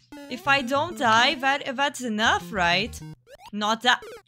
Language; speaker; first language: English; non-native, fluent; Portuguese